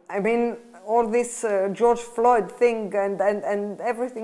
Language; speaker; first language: English; non-native, fluent; Greek